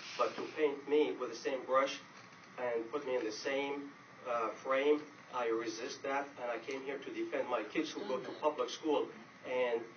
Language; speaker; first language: English; non-native, fluent; Arabic